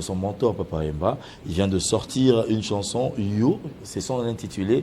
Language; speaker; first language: French; non-native, local second language; Lingala